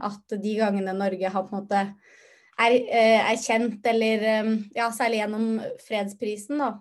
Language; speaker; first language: Norwegian; native; Norwegian